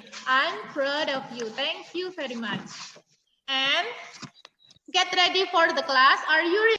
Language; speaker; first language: English; non-native, fluent; Indonesian